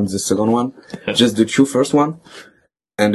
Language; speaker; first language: English; non-native, fluent; French